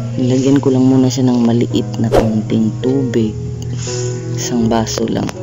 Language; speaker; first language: Filipino; non-native, local second language; Cebuano